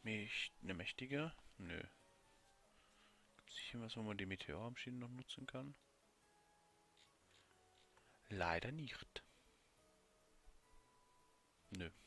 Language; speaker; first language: German; native; German